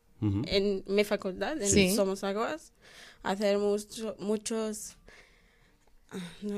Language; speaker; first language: Spanish; non-native, learner; Arabic